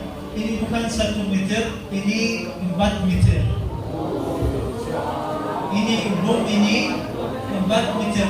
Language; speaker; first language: Indonesian; non-native, learner; Arabic